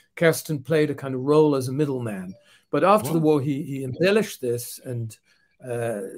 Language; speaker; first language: English; non-native, fluent; Dutch